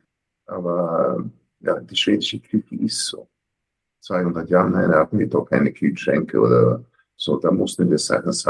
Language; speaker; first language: German; early bilingual, heritage; German